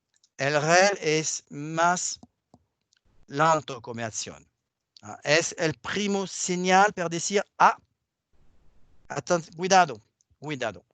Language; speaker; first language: Spanish; non-native, fluent; French